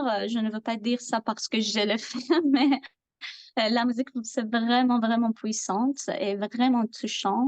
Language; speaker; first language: French; non-native, learner; Persian